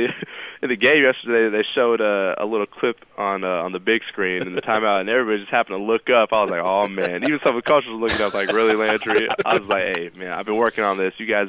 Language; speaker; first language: English; native; English